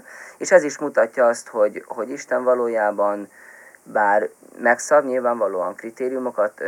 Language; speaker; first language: Hungarian; native; Hungarian